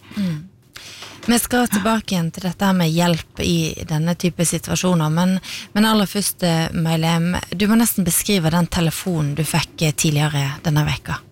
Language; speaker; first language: Norwegian; native; Norwegian